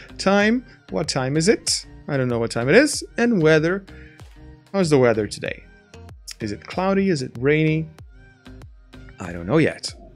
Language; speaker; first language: English; non-native, fluent; Portuguese